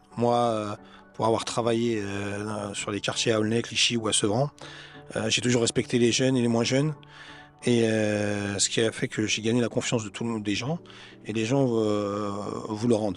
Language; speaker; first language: French; native; French